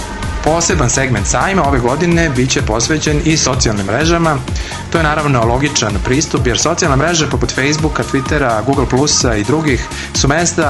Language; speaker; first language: Serbian; native; Serbian